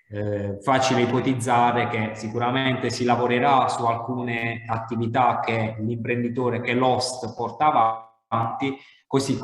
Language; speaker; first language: Italian; native; Italian